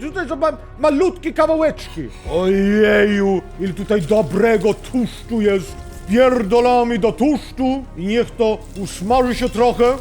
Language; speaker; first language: Polish; non-native, learner; Swedish